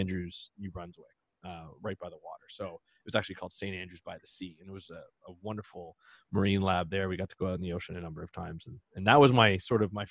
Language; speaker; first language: English; native; English